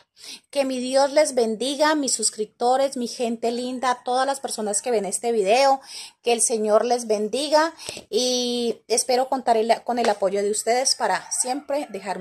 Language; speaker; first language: Spanish; native; Spanish